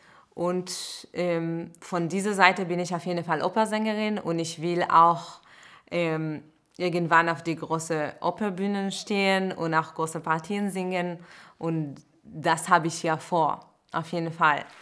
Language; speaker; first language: German; non-native, fluent; Hebrew